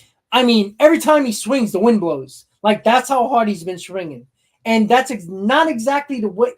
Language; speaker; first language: English; native; English